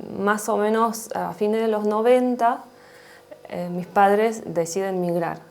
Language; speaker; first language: Spanish; non-native, fluent; Russian